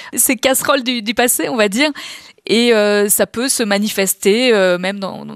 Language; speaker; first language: French; native; French